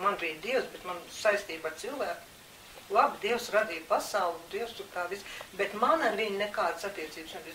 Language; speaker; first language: Latvian; non-native, local second language; Russian